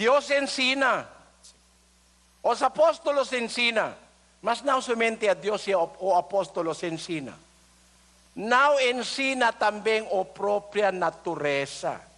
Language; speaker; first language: Portuguese; non-native, learner; Filipino